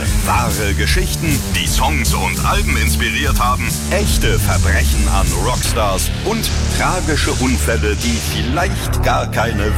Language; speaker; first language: German; native; German